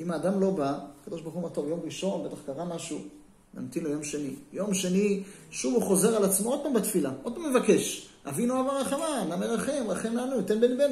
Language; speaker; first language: Hebrew; native; Hebrew